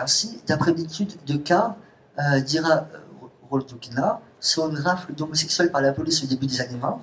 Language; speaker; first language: French; native; French